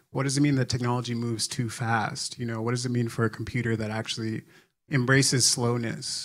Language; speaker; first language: English; native; English